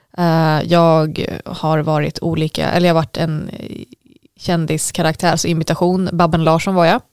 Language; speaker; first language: Swedish; native; Swedish